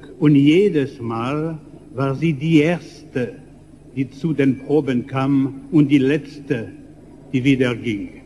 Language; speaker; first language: German; non-native, fluent; French